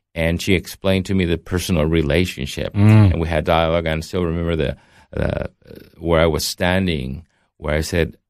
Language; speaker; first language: English; early bilingual, heritage; Spanish